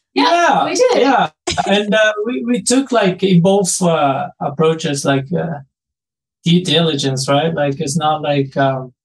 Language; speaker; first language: English; non-native, fluent; Spanish